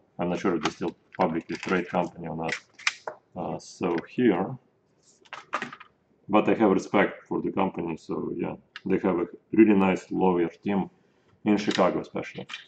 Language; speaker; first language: English; non-native, fluent; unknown